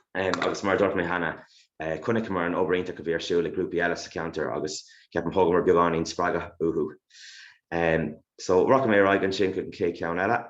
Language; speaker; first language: Irish; non-native, local second language; English